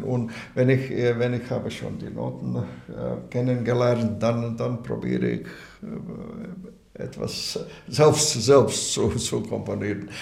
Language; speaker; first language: German; non-native, learner; Latvian